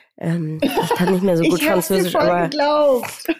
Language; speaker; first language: German; native; German